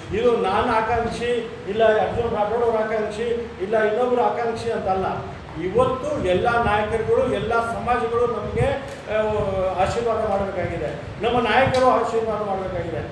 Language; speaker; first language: Kannada; non-native, local second language; Lambadi